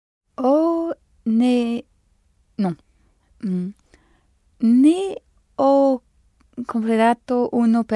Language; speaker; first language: Italian; non-native, learner; French